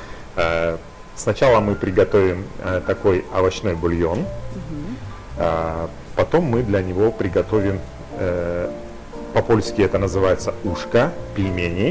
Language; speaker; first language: Russian; native; Russian